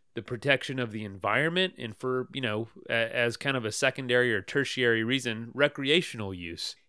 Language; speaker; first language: English; native; English